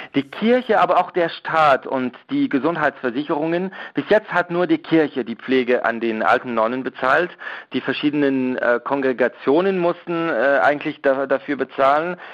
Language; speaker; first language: German; non-native, local second language; French